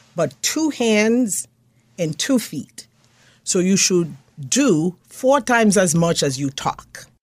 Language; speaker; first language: English; non-native, fluent; Haitian Creole